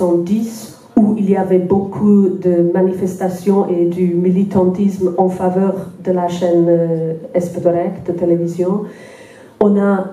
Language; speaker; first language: French; non-native, fluent; Welsh